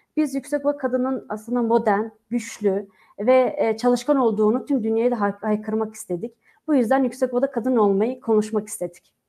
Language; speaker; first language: Turkish; non-native, local second language; Kurdish